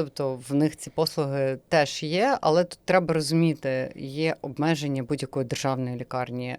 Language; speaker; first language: Ukrainian; native; Ukrainian